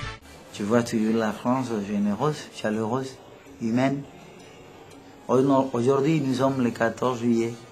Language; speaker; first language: French; non-native, fluent; Spanish